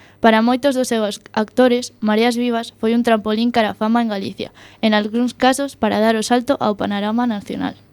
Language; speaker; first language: Galician; non-native, local second language; Spanish